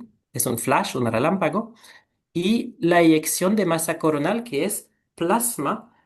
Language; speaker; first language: Spanish; non-native, fluent; French